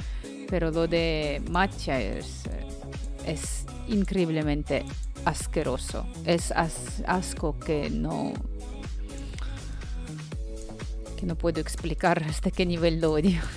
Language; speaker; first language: Spanish; non-native, fluent; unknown